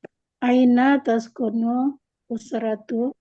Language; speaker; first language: Arabic; non-native, learner; Indonesian